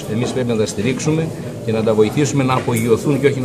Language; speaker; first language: Greek; native; Greek